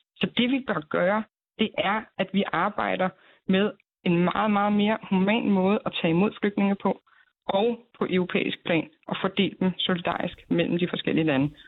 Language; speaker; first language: Danish; native; Danish